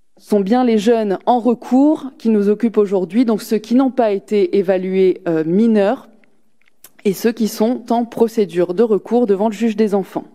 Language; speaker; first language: French; native; French